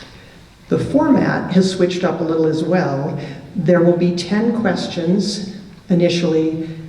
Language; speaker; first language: English; native; English